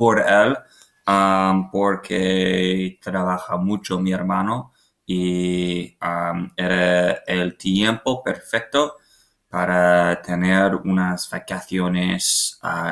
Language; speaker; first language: Spanish; non-native, learner; English